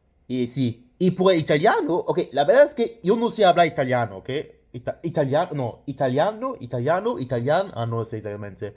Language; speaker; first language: Spanish; non-native, fluent; Luxembourgish